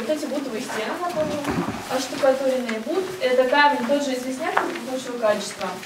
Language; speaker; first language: Russian; native; Russian